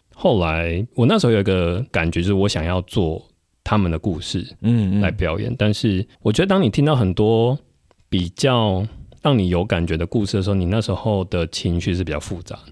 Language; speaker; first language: Chinese; non-native, local second language; Min Nan Chinese